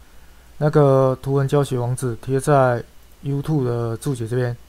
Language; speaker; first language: Chinese; native; Chinese